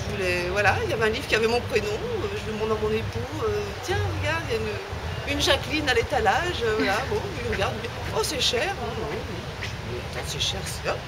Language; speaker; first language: French; native; French